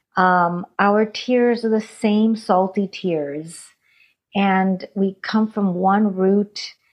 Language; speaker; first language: English; non-native, fluent; Hindi